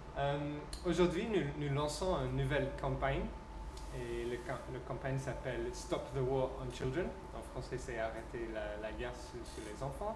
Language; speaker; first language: French; non-native, fluent; English